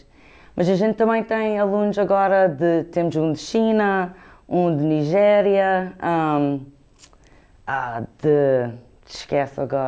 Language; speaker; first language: Portuguese; early bilingual, heritage; Portuguese